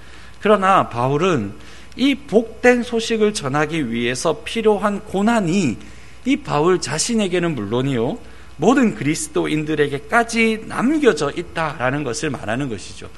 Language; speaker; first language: Korean; native; Korean